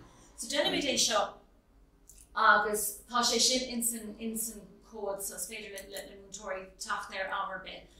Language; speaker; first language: Irish; non-native, local second language; English